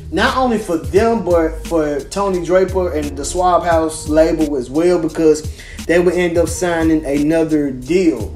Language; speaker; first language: English; native; English